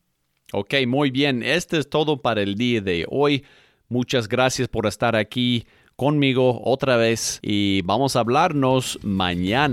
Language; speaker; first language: Spanish; non-native, fluent; English